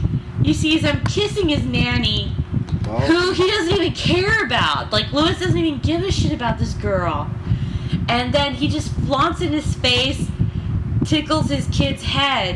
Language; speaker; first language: English; native; English